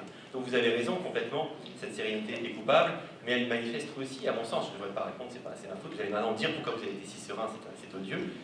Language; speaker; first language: French; native; French